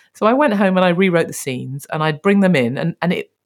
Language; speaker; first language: English; native; English